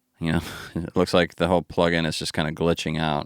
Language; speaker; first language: English; native; English